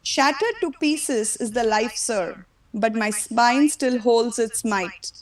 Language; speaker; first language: English; non-native, local second language; Marathi